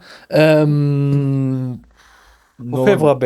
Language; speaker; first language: Macedonian; non-native, learner; German